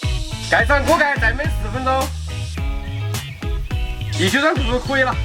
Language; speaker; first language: Chinese; native; Chinese